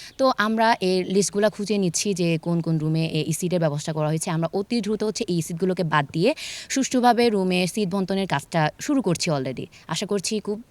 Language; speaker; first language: Bangla; non-native, local second language; Chakma